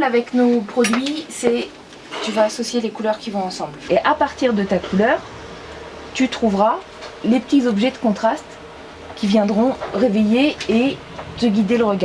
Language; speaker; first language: French; native; French